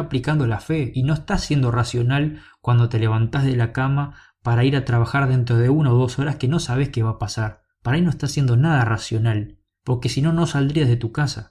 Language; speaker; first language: Spanish; native; Spanish